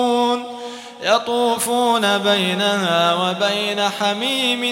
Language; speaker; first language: Arabic; native; Arabic